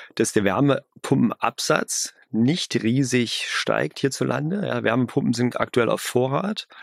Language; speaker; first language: German; native; German